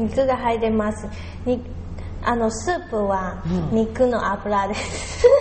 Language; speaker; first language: Japanese; non-native, learner; Chinese